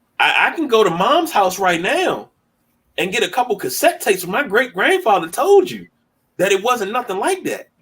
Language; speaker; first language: English; native; English